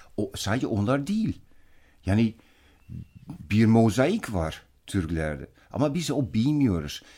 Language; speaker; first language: Turkish; non-native, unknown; Dutch